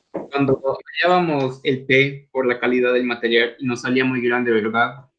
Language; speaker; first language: Spanish; native; Spanish